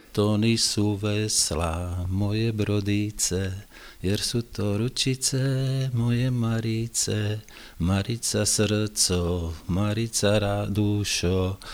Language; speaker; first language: Slovak; non-native, local second language; Croatian